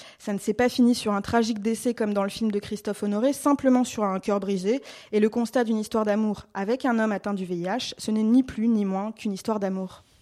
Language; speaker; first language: French; native; French